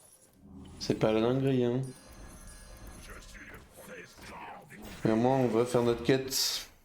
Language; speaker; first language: French; native; French